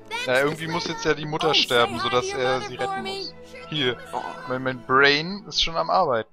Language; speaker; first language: German; native; German